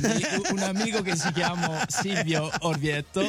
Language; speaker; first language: Italian; native; Italian